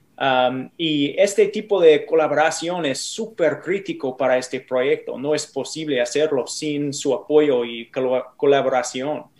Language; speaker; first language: Spanish; non-native, learner; English